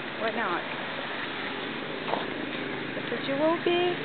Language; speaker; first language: English; non-native, fluent; Thai